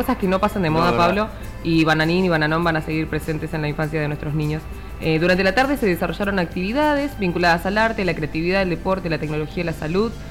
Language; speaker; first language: Spanish; native; Spanish